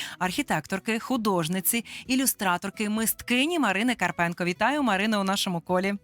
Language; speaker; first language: Ukrainian; native; Ukrainian